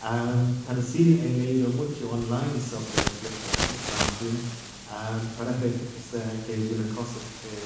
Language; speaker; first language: Spanish; non-native, fluent; English